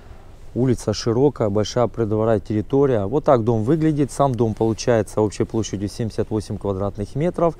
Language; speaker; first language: Russian; native; Russian